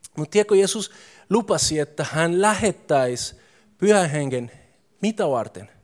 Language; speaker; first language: Finnish; non-native, fluent; Spanish